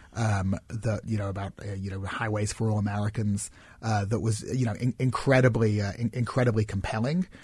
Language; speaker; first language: English; native; English